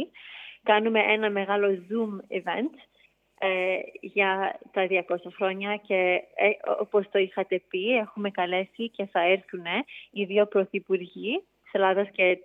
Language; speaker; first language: Greek; early bilingual, heritage; English